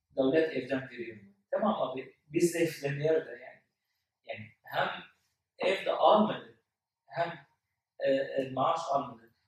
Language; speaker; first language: Turkish; non-native, learner; Arabic